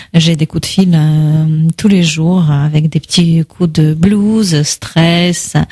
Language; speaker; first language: French; non-native, fluent; Russian